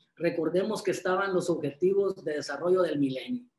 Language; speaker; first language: Spanish; native; Spanish